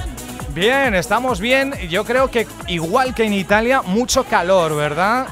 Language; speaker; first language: Spanish; native; Spanish